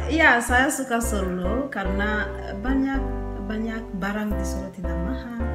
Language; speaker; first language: Indonesian; non-native, learner; Kinyarwanda